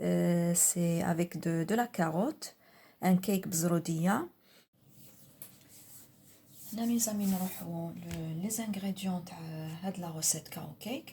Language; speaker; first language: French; non-native, local second language; Arabic